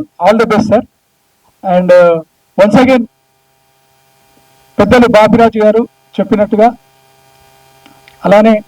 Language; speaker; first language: Telugu; native; Telugu